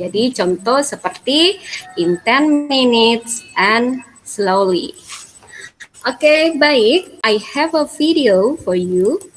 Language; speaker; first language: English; non-native, fluent; Indonesian